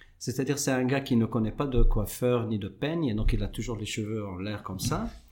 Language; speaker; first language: French; non-native, local second language; Arabic